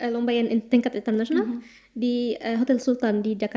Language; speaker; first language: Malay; non-native, fluent; Arabic